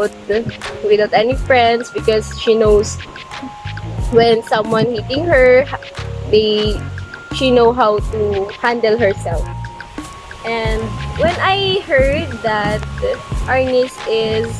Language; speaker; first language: English; non-native, local second language; Filipino